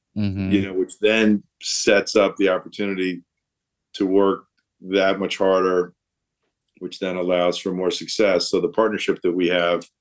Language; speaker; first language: English; native; English